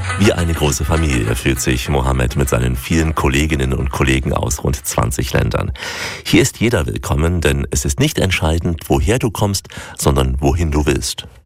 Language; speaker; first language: German; native; German